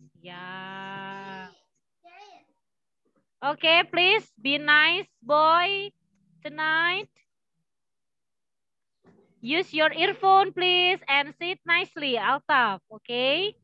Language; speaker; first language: English; non-native, learner; Indonesian